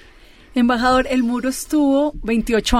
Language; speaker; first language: Spanish; native; Spanish